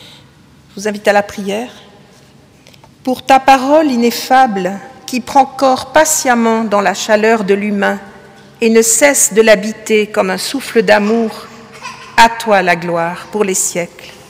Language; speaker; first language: French; native; French